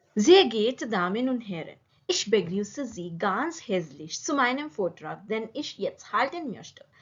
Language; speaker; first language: German; non-native, learner; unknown